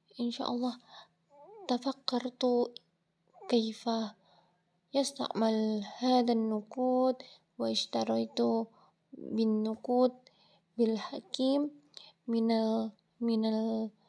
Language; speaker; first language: Arabic; non-native, learner; Indonesian